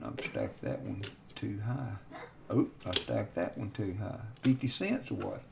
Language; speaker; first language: English; native; English